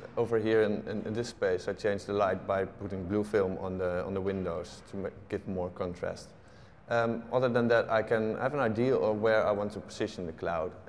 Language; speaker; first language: English; non-native, fluent; Dutch